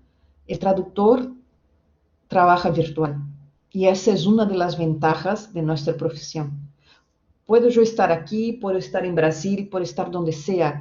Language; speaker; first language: Spanish; non-native, fluent; Portuguese